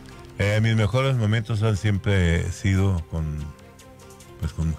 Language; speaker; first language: Spanish; native; Spanish